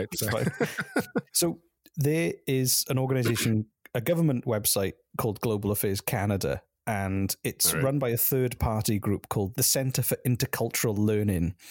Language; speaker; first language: English; native; English